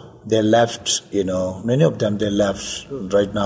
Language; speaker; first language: English; non-native, local second language; Tibetan